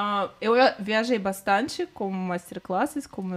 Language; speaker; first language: Portuguese; non-native, learner; Russian